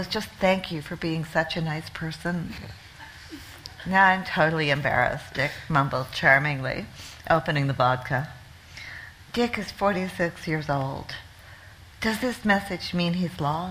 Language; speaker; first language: English; native; English